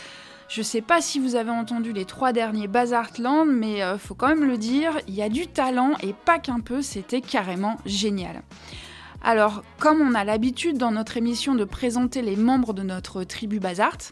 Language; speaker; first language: French; native; French